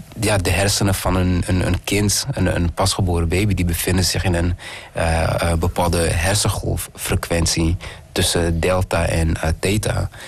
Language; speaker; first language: Dutch; early bilingual, other home language; Kinyarwanda